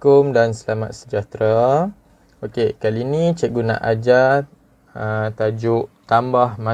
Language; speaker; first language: Malay; native; Malay